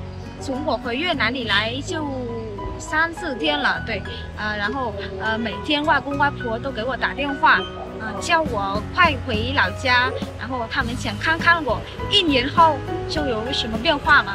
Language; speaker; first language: Chinese; non-native, fluent; Vietnamese